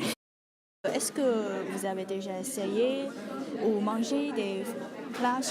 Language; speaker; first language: French; non-native, fluent; Chinese